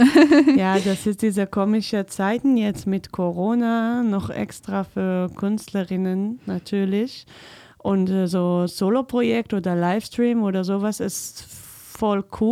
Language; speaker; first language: German; non-native, fluent; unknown